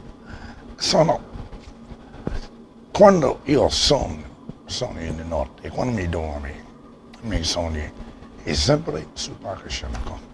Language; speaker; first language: Italian; non-native, learner; English